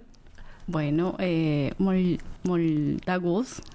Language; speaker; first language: Catalan; non-native, learner; Spanish